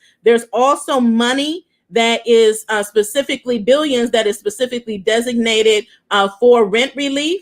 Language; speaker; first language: English; native; English